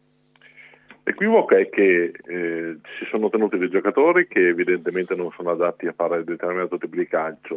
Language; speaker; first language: Italian; native; Italian